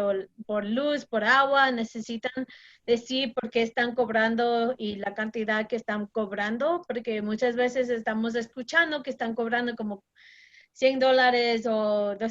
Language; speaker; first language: Spanish; non-native, fluent; English